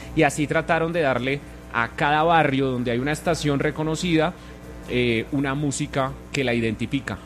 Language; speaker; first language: Spanish; native; Spanish